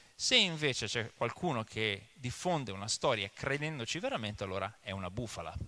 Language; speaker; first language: Italian; early bilingual, other home language; English